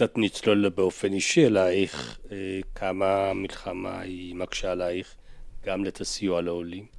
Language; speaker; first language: Hebrew; native; Hebrew